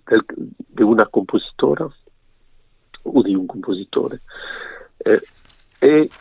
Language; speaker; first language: Italian; early bilingual, other home language; French